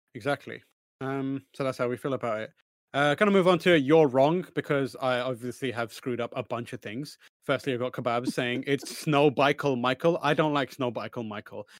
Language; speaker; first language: English; native; English